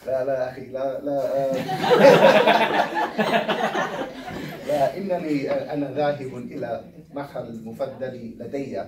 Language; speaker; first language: Arabic; non-native, learner; English